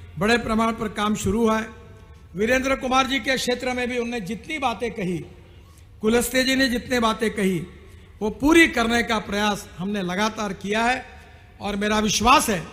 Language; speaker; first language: Hindi; non-native, local second language; Marathi